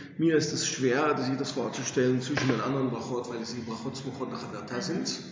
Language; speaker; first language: German; non-native, fluent; English